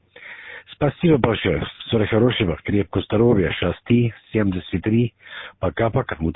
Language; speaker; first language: Russian; non-native, learner; German